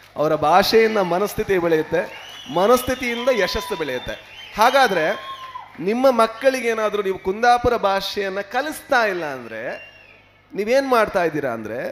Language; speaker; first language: Kannada; native; Kannada